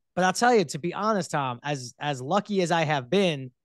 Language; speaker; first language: English; native; English